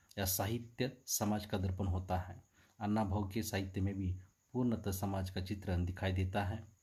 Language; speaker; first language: Hindi; non-native, local second language; Marathi